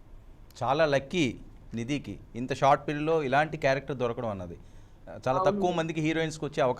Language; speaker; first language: Telugu; native; Telugu